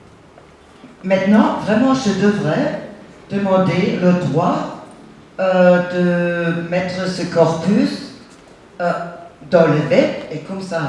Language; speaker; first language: French; non-native, fluent; German